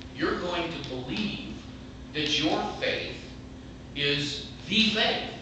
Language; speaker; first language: English; native; English